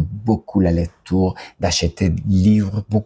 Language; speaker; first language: French; non-native, learner; Spanish